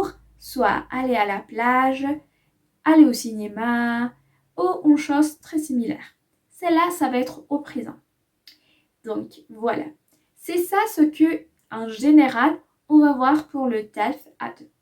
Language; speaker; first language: French; non-native, fluent; Spanish